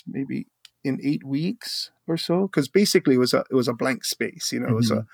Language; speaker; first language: English; native; English